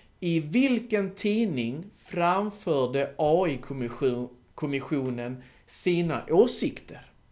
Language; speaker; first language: Swedish; native; Swedish